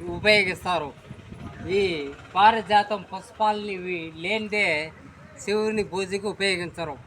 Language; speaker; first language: Telugu; native; Telugu